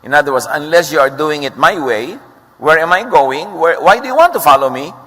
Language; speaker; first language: English; non-native, local second language; Filipino